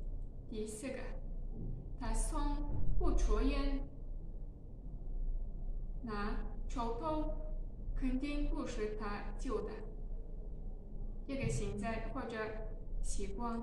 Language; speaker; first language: Chinese; non-native, learner; Tajik